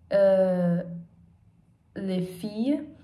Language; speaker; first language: French; non-native, learner; Portuguese